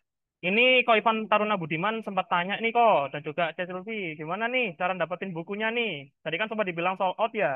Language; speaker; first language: Indonesian; native; Indonesian